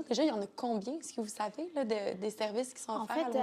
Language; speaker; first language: French; native; French